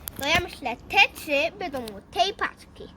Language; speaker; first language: Polish; early bilingual, heritage; Polish